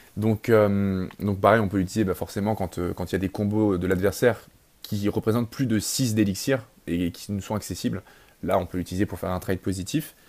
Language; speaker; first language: French; native; French